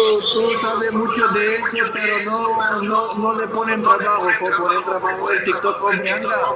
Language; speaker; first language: Spanish; non-native, learner; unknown